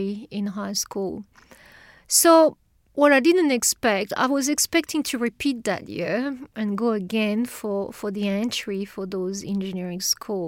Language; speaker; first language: English; non-native, fluent; French